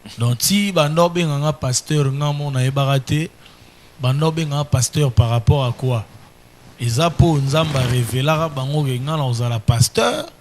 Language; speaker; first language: Lingala; native; Lingala